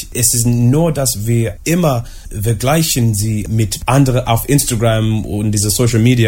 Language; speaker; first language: German; non-native, learner; English